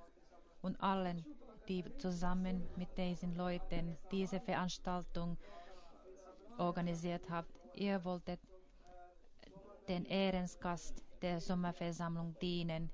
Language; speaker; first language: German; non-native, fluent; Finnish